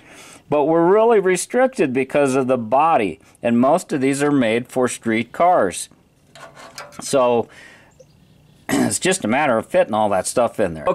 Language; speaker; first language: English; native; English